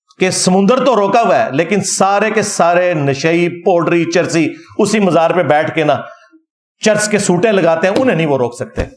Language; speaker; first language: Urdu; non-native, local second language; Punjabi